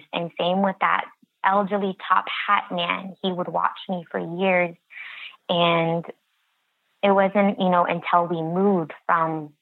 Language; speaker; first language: English; native; English